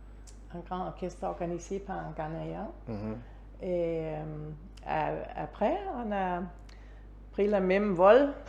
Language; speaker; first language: French; non-native, fluent; Danish